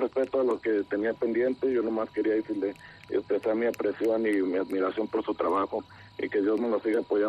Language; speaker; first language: Spanish; early bilingual, heritage; Spanish